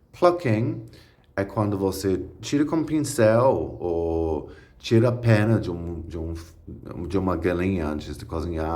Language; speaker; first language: Portuguese; non-native, fluent; English